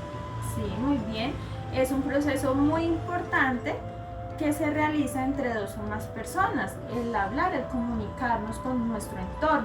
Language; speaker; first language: Spanish; native; Spanish